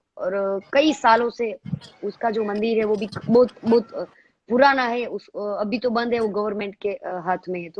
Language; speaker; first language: Hindi; non-native, local second language; Gujarati